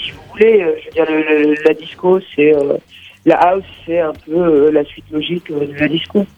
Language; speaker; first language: French; native; French